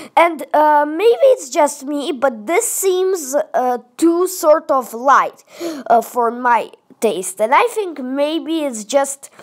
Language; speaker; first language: English; non-native, fluent; Russian